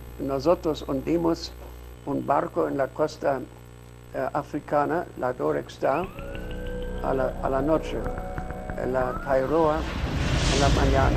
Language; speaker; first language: Spanish; non-native, fluent; German